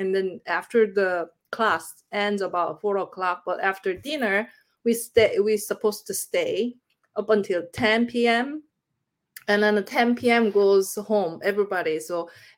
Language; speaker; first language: English; non-native, learner; Korean